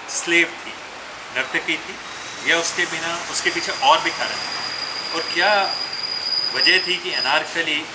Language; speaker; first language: Hindi; native; Hindi